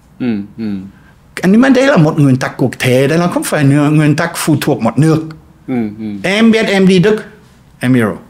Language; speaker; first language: Vietnamese; non-native, fluent; German